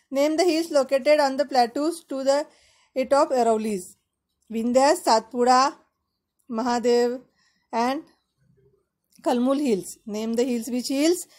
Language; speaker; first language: English; non-native, local second language; Marathi